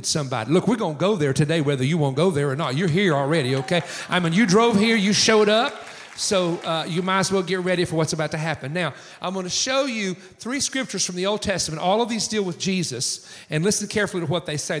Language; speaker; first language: English; native; English